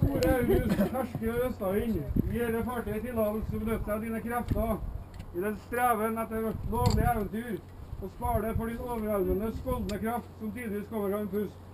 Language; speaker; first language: Norwegian; native; Norwegian